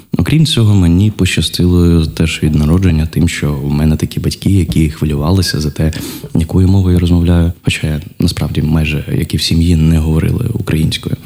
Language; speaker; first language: Ukrainian; non-native, local second language; Russian